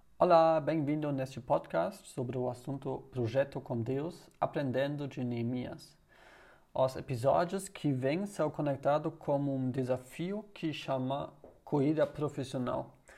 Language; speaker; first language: Portuguese; non-native, learner; German